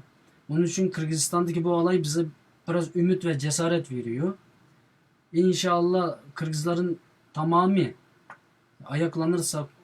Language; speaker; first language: Turkish; non-native, fluent; Uyghur